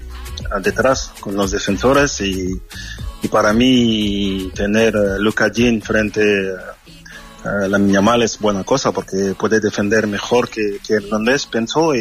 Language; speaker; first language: Spanish; non-native, fluent; French